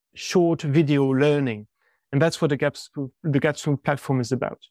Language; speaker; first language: English; non-native, fluent; French